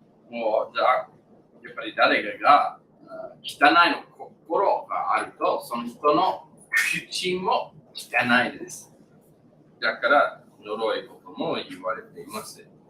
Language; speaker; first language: Japanese; non-native, learner; English